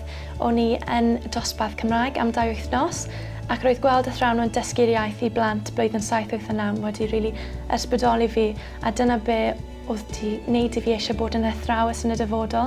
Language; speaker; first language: Welsh; non-native, local second language; English